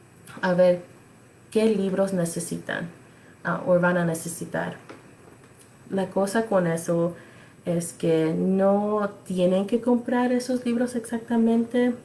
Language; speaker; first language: Spanish; early bilingual, other home language; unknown